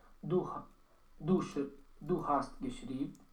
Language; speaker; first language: German; non-native, fluent; Romanian